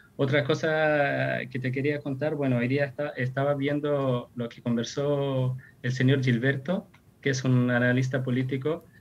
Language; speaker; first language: Spanish; non-native, fluent; Persian